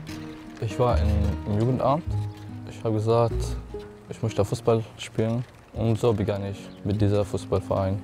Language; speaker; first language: German; non-native, learner; Arabic